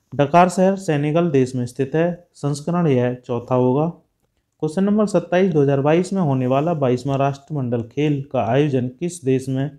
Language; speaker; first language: Hindi; native; Hindi